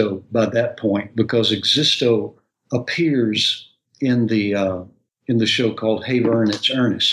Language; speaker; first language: English; native; English